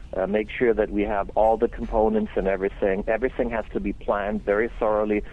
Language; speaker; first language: English; non-native, fluent; German